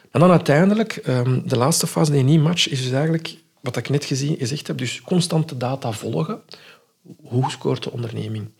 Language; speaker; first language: Dutch; non-native, fluent; Arabic